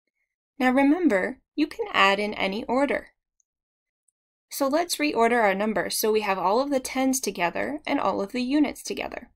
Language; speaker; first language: English; native; English